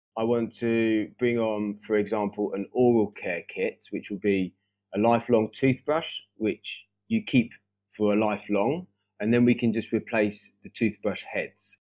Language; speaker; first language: English; native; English